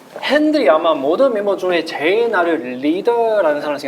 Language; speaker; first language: Korean; non-native, fluent; Chinese